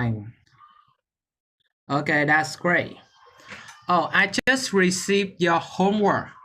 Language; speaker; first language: English; non-native, fluent; Vietnamese